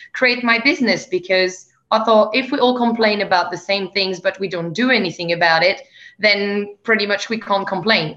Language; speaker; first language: English; non-native, fluent; French